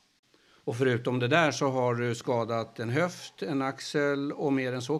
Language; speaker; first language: Swedish; native; Swedish